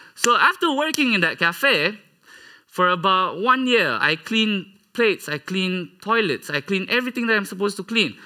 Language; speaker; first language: English; non-native, local second language; Malay